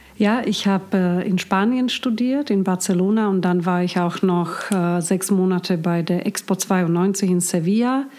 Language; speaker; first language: German; non-native, fluent; Slovak